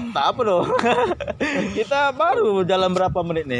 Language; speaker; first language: Indonesian; native; Indonesian